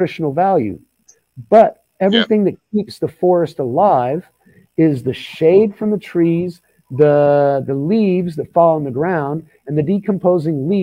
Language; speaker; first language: English; native; English